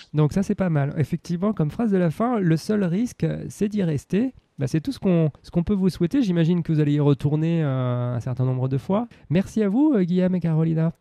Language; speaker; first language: French; native; French